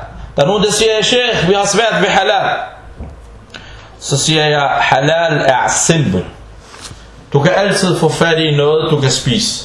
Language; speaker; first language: Danish; early bilingual, other home language; Arabic